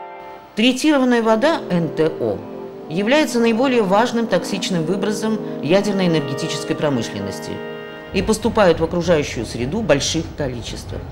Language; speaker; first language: Russian; native; Russian